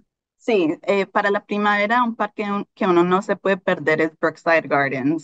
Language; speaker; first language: Spanish; early bilingual, heritage; Spanish